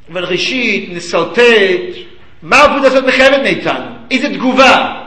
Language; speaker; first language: Hebrew; early bilingual, other home language; English